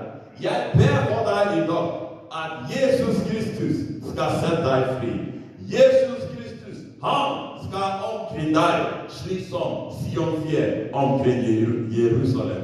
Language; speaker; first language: Norwegian; non-native, fluent; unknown